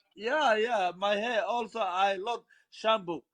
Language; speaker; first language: English; non-native, learner; Somali